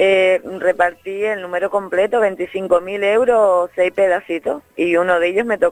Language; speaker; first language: Spanish; native; Spanish